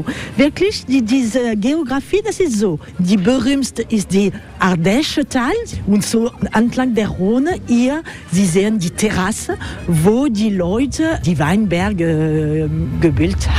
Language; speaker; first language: German; non-native, learner; French